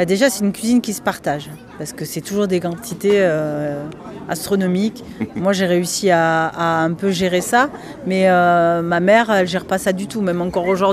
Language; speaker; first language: French; early bilingual, other home language; Spanish